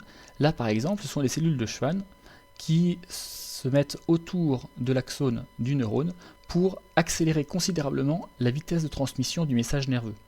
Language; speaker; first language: French; native; French